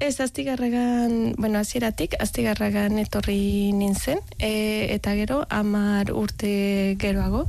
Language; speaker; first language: Basque; non-native, learner; Spanish